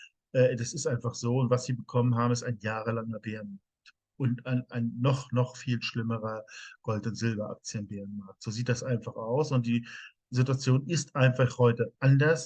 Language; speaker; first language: German; native; German